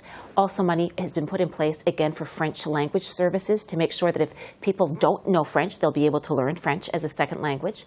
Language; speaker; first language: English; native; English